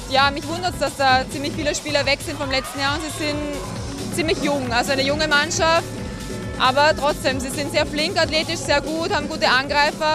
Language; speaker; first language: German; native; German